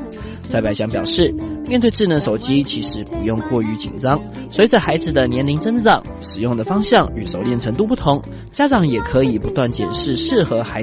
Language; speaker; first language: Chinese; native; Chinese